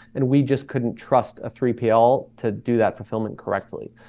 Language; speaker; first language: English; native; English